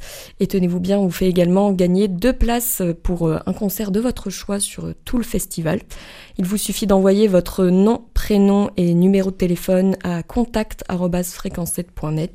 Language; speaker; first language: French; native; French